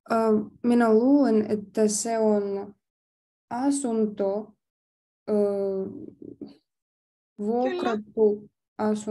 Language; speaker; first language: Finnish; non-native, learner; Russian